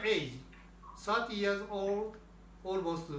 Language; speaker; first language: English; non-native, learner; Japanese